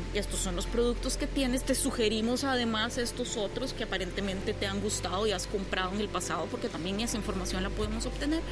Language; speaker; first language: Spanish; native; Spanish